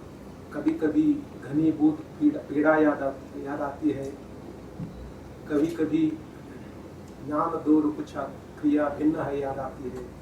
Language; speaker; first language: Hindi; non-native, local second language; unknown